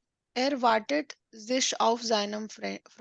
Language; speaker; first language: German; non-native, learner; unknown